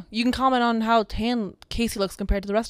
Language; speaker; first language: English; native; English